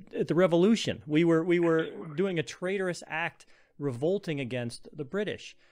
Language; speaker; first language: English; native; English